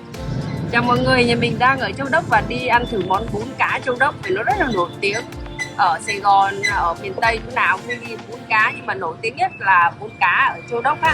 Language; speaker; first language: Vietnamese; native; Vietnamese